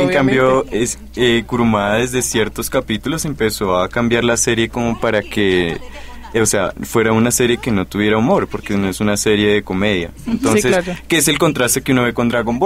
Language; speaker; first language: Spanish; native; Spanish